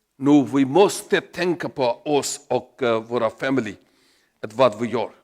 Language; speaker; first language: Swedish; non-native, learner; Urdu